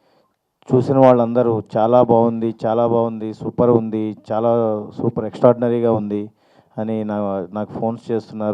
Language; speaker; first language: Telugu; native; Telugu